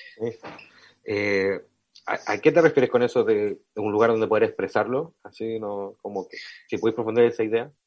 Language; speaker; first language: Spanish; native; Spanish